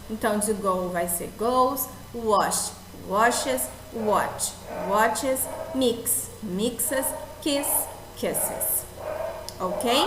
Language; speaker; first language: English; non-native, fluent; Portuguese